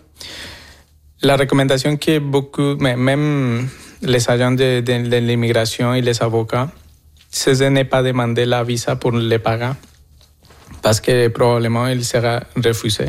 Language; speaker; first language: French; non-native, fluent; Spanish